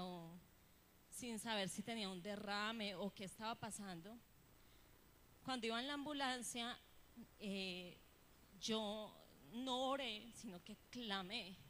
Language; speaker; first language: Spanish; native; Spanish